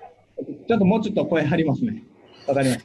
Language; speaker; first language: Japanese; native; Japanese